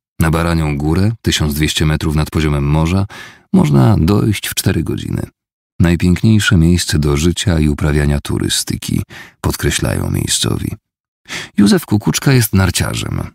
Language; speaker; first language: Polish; native; Polish